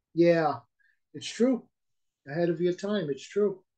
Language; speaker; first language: English; native; English